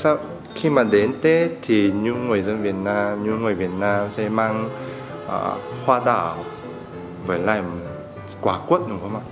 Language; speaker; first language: Vietnamese; non-native, learner; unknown